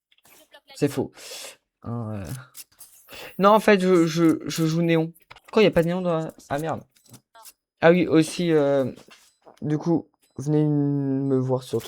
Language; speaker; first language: French; native; French